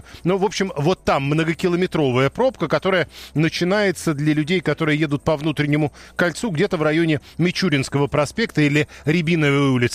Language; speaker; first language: Russian; native; Russian